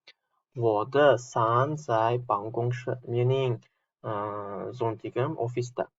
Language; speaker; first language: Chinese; non-native, fluent; Uzbek